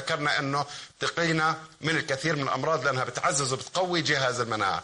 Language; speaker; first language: Arabic; native; Arabic